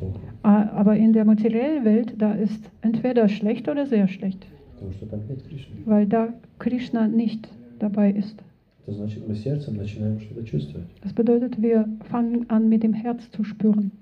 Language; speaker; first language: German; non-native, fluent; Russian